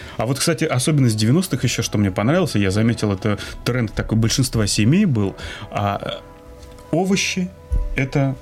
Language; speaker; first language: Russian; native; Russian